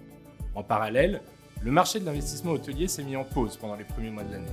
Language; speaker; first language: French; native; French